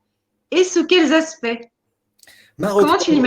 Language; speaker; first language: French; native; French